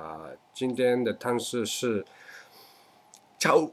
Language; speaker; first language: Chinese; non-native, fluent; Japanese